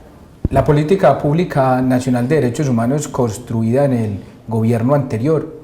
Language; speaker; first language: Spanish; native; Spanish